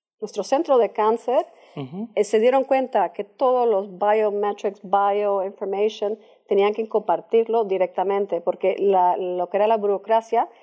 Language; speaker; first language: Spanish; non-native, fluent; English